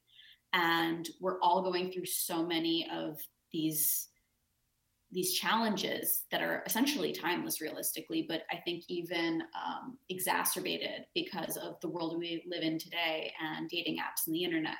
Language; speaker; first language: English; native; English